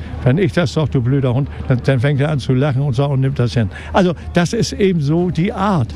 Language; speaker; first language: German; native; German